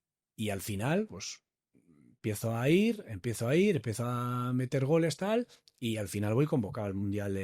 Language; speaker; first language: Spanish; native; Spanish